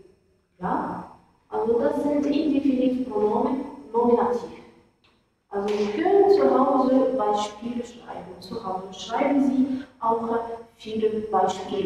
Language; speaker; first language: German; non-native, fluent; Arabic